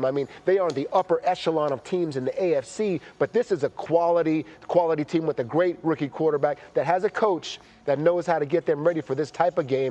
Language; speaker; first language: English; native; English